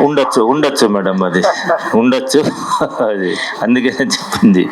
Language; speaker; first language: Telugu; non-native, local second language; Kannada